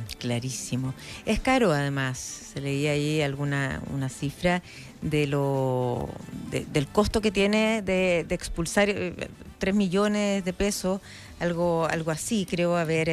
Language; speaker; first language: Spanish; native; Spanish